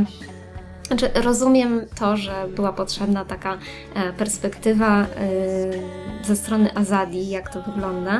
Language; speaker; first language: Polish; native; Polish